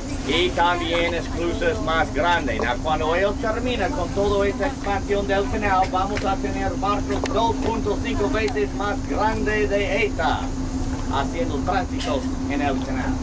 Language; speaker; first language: Spanish; non-native, learner; English